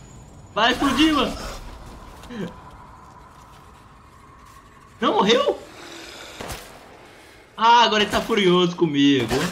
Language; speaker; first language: Portuguese; native; Portuguese